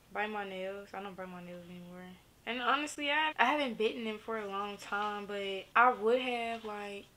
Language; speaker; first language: English; native; English